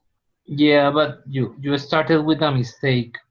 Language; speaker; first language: English; non-native, fluent; Spanish